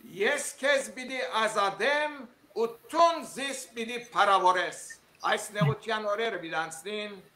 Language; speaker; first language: Armenian; early bilingual, heritage; Armenian